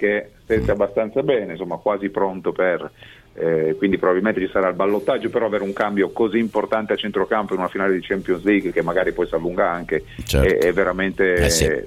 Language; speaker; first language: Italian; native; Italian